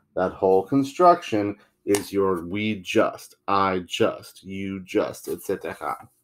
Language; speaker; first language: English; native; English